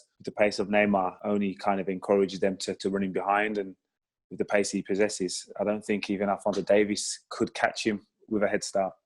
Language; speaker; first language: English; native; English